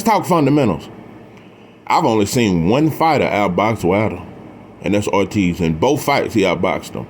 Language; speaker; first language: English; native; English